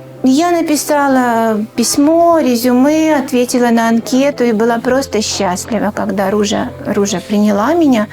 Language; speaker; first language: Russian; native; Russian